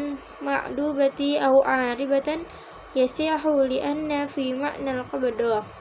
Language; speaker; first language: Arabic; non-native, learner; Indonesian